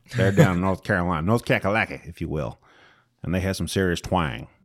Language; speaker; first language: English; native; English